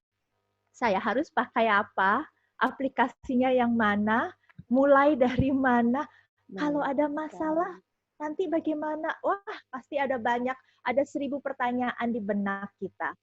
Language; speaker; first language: Indonesian; native; Indonesian